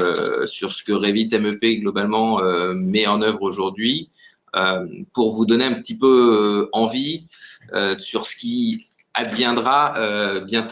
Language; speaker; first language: French; native; French